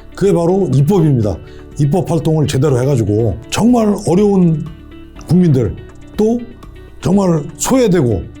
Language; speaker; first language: Korean; native; Korean